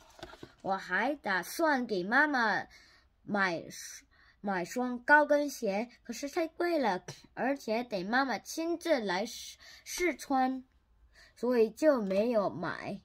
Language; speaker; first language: Chinese; non-native, learner; Korean